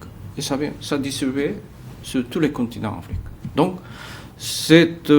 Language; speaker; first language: French; non-native, fluent; Japanese